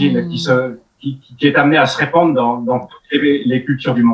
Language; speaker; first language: French; native; French